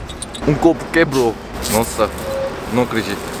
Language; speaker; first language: Portuguese; non-native, learner; Korean